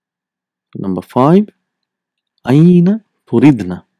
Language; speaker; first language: Arabic; non-native, fluent; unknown